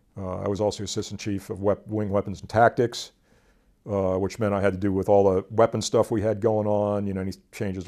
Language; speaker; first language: English; native; English